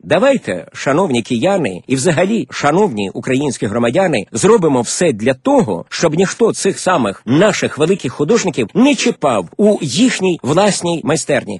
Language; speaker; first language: Ukrainian; native; Ukrainian